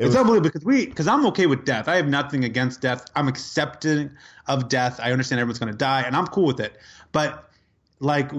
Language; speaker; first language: English; native; English